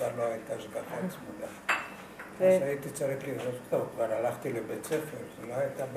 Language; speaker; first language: Hebrew; non-native, fluent; Hungarian